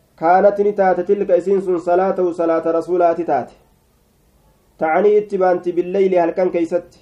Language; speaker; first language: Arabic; non-native, fluent; Oromo